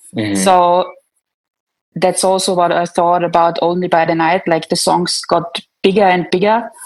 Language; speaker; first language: English; non-native, fluent; German